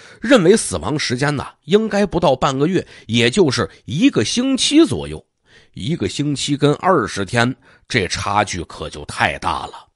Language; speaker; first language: Chinese; native; Chinese